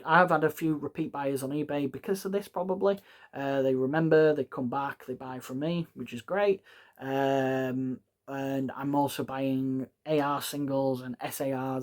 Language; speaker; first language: English; native; English